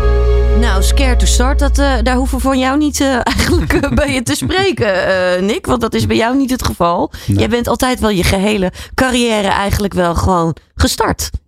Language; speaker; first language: Dutch; native; Dutch